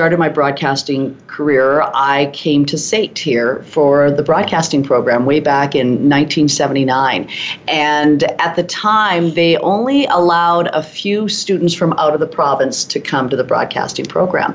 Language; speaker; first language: English; native; English